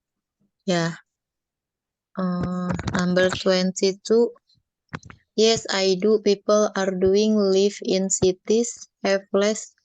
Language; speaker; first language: English; non-native, learner; Indonesian